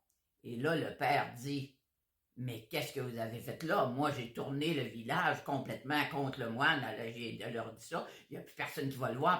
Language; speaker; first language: French; native; French